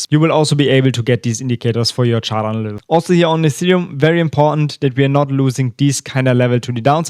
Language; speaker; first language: English; non-native, fluent; German